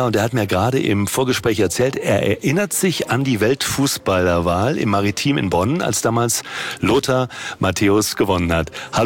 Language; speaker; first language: German; native; German